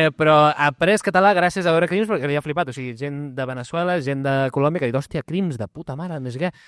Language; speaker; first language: Catalan; non-native, local second language; Spanish